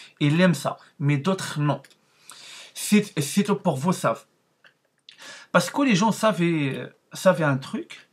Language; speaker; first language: French; non-native, learner; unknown